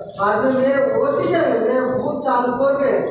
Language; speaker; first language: Hindi; non-native, learner; Bangla